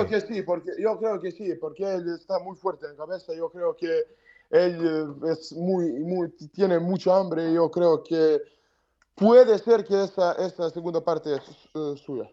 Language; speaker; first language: Spanish; non-native, learner; Serbian